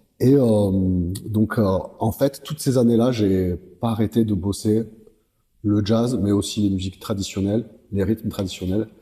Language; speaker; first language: French; native; French